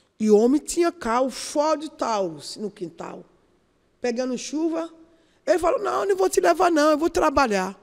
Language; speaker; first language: Portuguese; non-native, learner; Yoruba